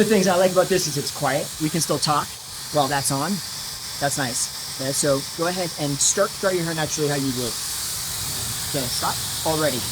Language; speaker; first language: English; native; English